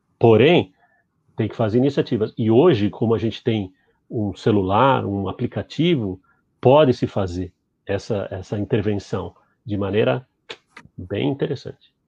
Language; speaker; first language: Portuguese; early bilingual, other home language; Spanish